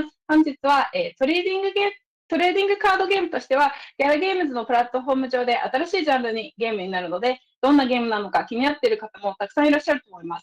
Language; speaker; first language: Japanese; native; Japanese